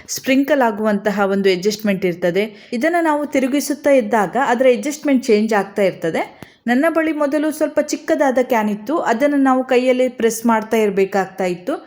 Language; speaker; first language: Kannada; native; Kannada